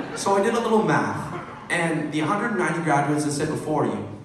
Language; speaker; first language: English; native; English